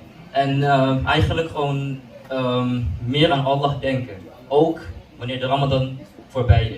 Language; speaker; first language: Dutch; early bilingual, other home language; Indonesian